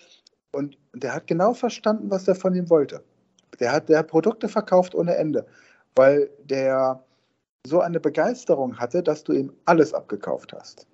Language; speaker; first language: German; native; German